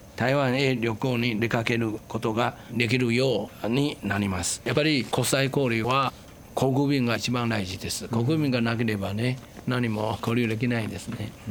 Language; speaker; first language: Japanese; non-native, fluent; Chinese